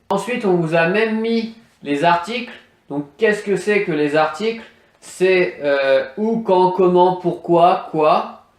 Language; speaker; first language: French; native; French